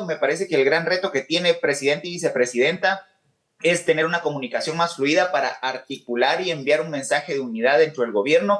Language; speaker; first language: Spanish; native; Spanish